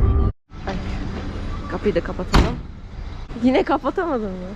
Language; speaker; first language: Turkish; native; Turkish